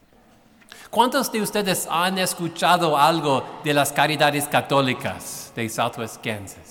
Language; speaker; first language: Spanish; non-native, fluent; English